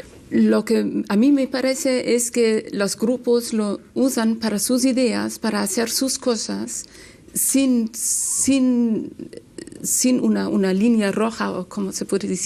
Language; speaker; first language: Spanish; non-native, learner; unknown